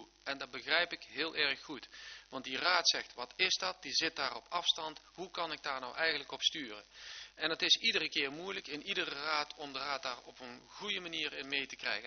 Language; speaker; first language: Dutch; native; Dutch